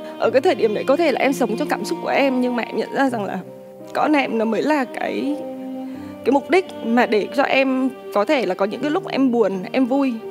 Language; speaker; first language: Vietnamese; native; Vietnamese